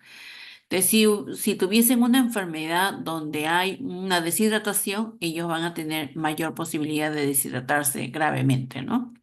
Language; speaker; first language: Spanish; native; Spanish